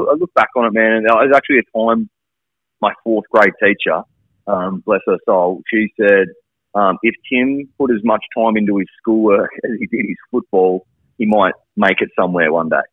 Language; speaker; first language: English; native; English